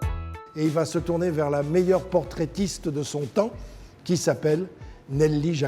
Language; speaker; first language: French; native; French